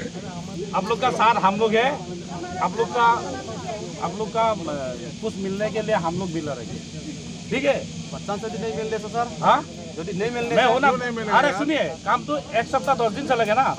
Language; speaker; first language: Hindi; non-native, local second language; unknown